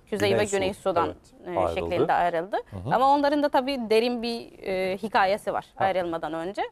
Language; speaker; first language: Turkish; non-native, fluent; Arabic